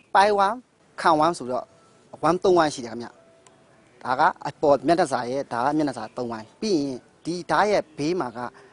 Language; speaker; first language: Burmese; non-native, local second language; Shan